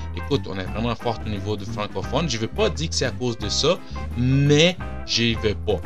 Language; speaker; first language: French; non-native, fluent; Portuguese